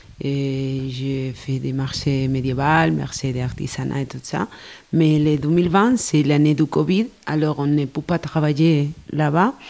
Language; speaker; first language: French; non-native, learner; Spanish